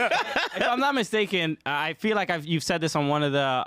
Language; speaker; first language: English; native; English